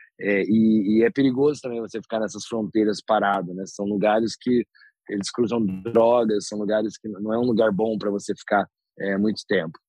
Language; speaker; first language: Portuguese; native; Portuguese